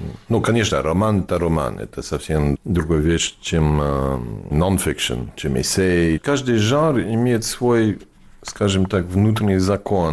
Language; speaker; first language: Russian; non-native, fluent; English